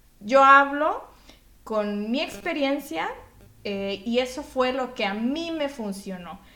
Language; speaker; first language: Spanish; native; Spanish